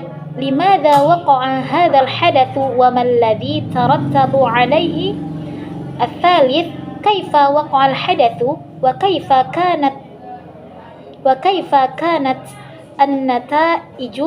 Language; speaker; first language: Arabic; non-native, learner; Indonesian